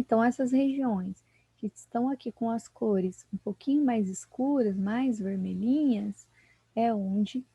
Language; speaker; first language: Portuguese; native; Portuguese